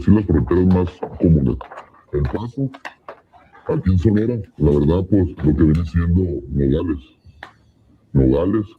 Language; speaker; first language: Spanish; native; Spanish